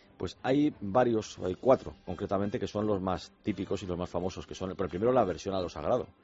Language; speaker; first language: Spanish; native; Spanish